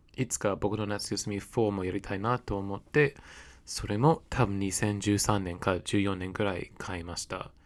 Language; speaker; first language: Japanese; non-native, fluent; English